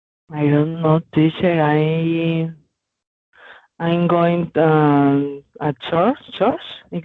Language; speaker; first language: English; non-native, learner; Spanish